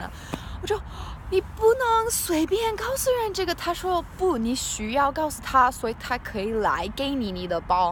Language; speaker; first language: Chinese; non-native, learner; English